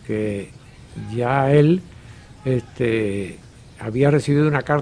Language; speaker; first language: Spanish; native; Spanish